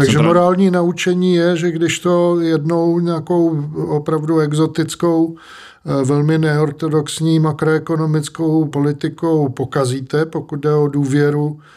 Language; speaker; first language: Czech; native; Czech